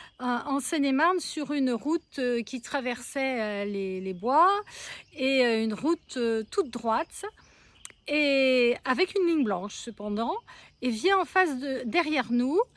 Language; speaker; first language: French; native; French